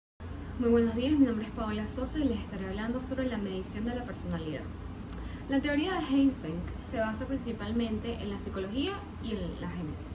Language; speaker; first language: Spanish; native; Spanish